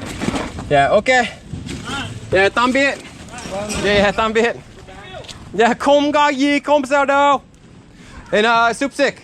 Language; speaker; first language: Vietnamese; non-native, learner; English